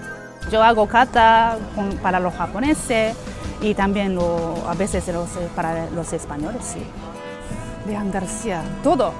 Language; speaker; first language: Spanish; non-native, fluent; Japanese